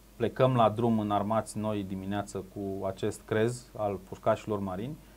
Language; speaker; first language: Romanian; native; Romanian